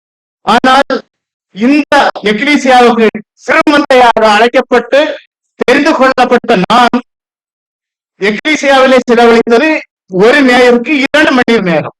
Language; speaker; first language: Tamil; native; Tamil